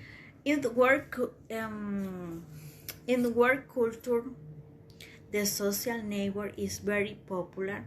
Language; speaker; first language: English; non-native, learner; Spanish